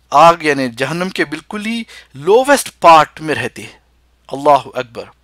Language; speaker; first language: Urdu; native; Urdu